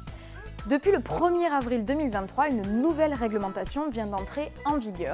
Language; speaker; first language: French; native; French